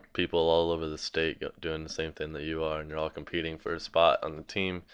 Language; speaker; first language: English; native; English